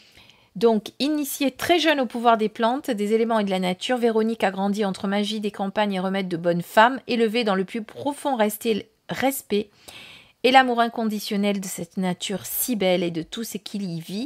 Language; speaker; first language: French; native; French